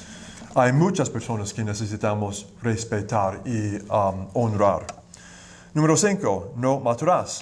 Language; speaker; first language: Spanish; non-native, learner; English